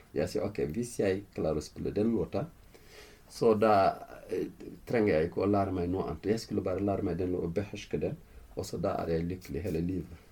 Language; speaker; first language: Norwegian; non-native, fluent; Fula